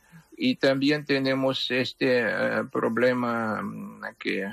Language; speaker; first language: Spanish; non-native, fluent; Ukrainian